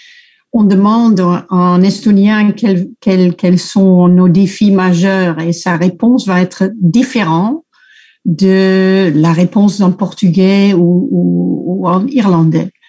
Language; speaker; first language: French; non-native, fluent; Dutch